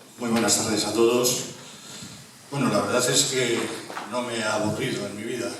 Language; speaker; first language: Spanish; native; Spanish